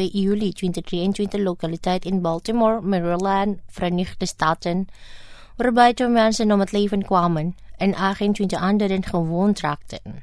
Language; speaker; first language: Dutch; non-native, fluent; Indonesian